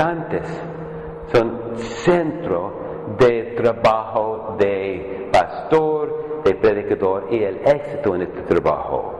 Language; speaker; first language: Spanish; non-native, fluent; English